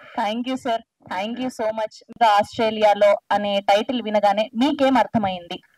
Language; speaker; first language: Telugu; native; Telugu